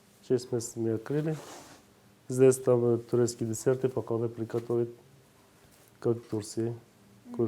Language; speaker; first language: Russian; non-native, learner; Turkish